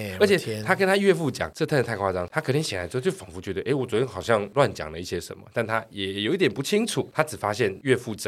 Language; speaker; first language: Chinese; native; Chinese